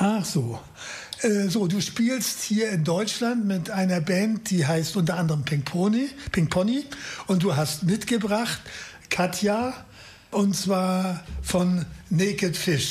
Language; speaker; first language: German; native; German